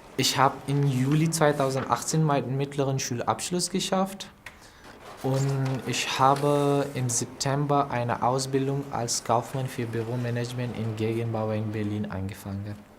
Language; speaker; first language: German; non-native, fluent; Pashto